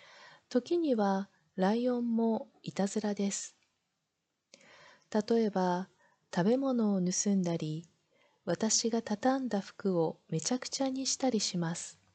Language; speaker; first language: Japanese; non-native, learner; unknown